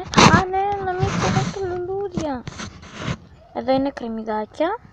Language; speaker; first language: Greek; early bilingual, other home language; Bulgarian